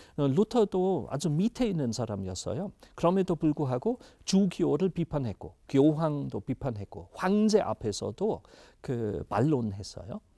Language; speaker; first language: Korean; non-native, fluent; German